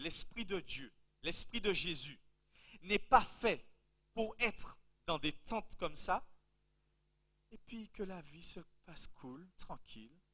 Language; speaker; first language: French; native; French